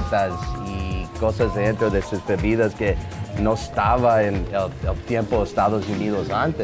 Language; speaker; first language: Spanish; non-native, learner; English